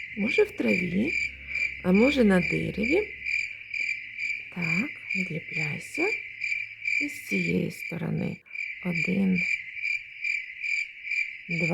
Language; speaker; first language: Ukrainian; native; Ukrainian